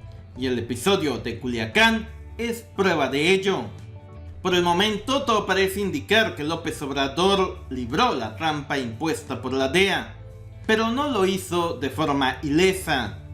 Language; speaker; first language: Spanish; native; Spanish